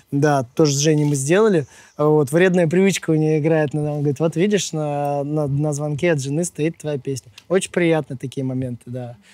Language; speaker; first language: Russian; native; Russian